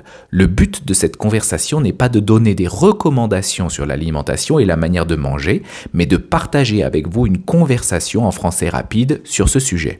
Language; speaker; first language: French; native; French